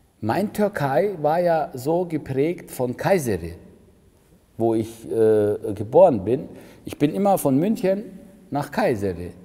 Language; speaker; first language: German; early bilingual, other home language; Turkish